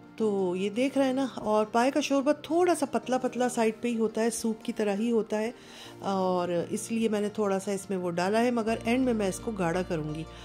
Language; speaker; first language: Urdu; native; Urdu